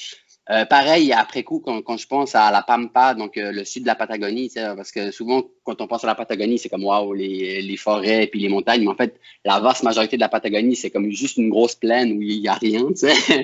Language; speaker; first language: French; native; French